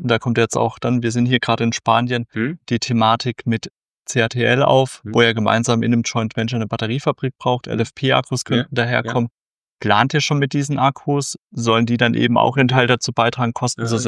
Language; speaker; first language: German; native; German